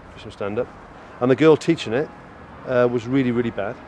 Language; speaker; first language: English; native; English